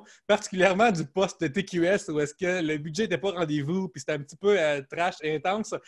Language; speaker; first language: French; native; French